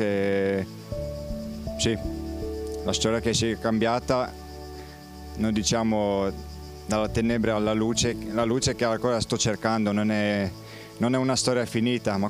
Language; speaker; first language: Italian; non-native, fluent; Polish